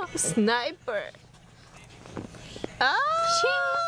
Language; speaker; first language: Korean; early bilingual, heritage; Korean